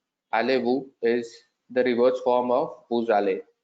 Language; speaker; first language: French; non-native, learner; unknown